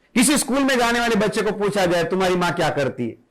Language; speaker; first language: Hindi; non-native, local second language; Marathi